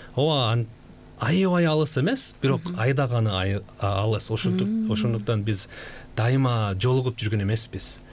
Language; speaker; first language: Kyrgyz; non-native, fluent; Korean